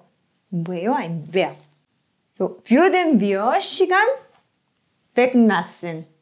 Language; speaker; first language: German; non-native, fluent; Korean